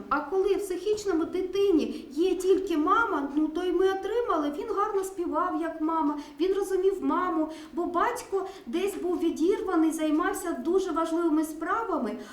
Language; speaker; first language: Ukrainian; native; Ukrainian